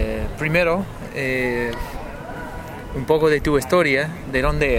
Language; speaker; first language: Spanish; non-native, fluent; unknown